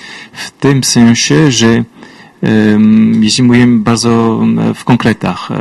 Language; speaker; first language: Polish; non-native, fluent; French